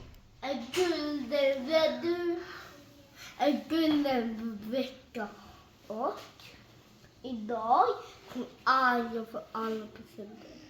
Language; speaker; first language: Swedish; early bilingual, other home language; Bangla